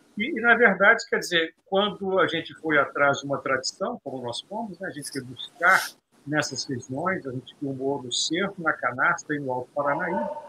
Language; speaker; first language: Portuguese; native; Portuguese